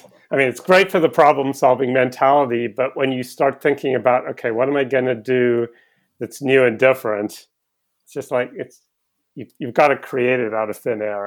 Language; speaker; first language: English; native; English